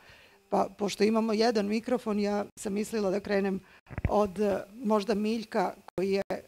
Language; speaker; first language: Bosnian; native; Bosnian